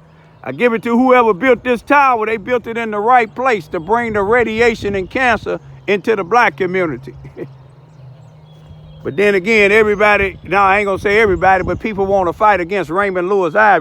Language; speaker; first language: English; native; English